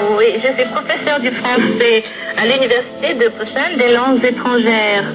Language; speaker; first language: French; early bilingual, other home language; Korean